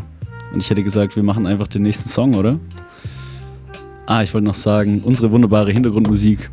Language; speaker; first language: German; native; German